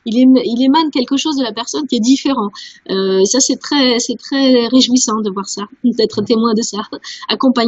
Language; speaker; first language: French; native; French